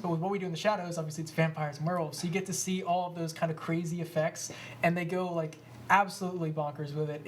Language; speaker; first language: English; native; English